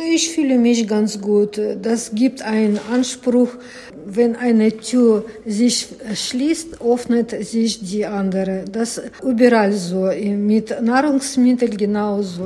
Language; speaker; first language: German; non-native, learner; Russian